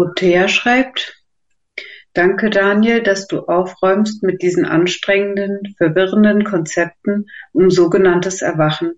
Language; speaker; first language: German; native; German